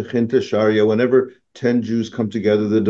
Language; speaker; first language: English; native; English